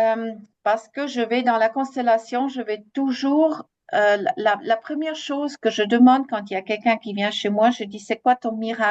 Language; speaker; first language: French; non-native, fluent; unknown